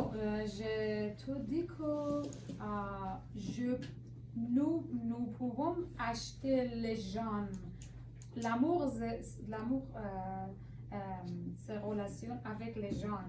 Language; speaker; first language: French; non-native, learner; Persian